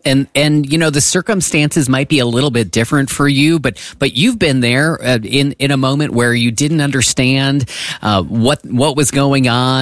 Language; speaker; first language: English; native; English